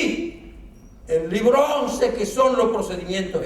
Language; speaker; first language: Spanish; native; Spanish